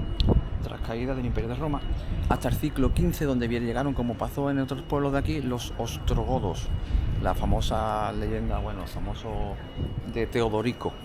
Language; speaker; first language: Spanish; native; Spanish